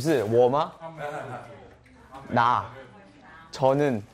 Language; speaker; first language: Chinese; non-native, learner; Korean